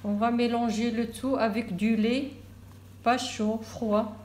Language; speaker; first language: French; non-native, local second language; Arabic